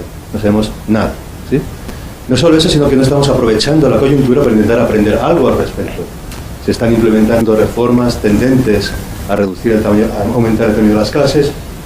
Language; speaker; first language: Spanish; native; Spanish